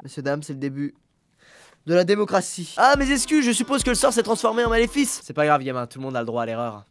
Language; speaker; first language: French; native; French